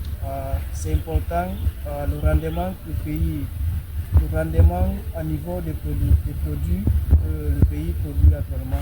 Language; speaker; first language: French; non-native, fluent; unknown